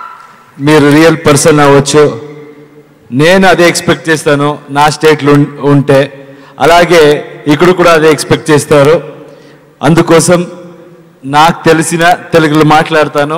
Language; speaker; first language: Telugu; non-native, learner; Kannada